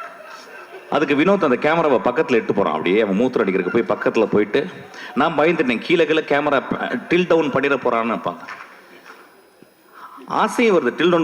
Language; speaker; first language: Tamil; native; Tamil